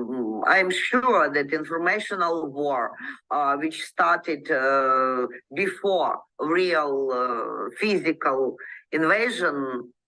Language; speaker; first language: English; non-native, learner; Ukrainian